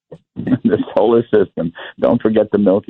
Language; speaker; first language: English; native; English